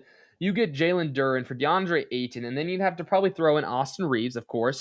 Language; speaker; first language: English; native; English